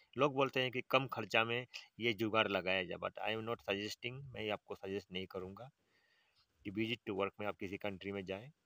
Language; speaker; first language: Hindi; native; Hindi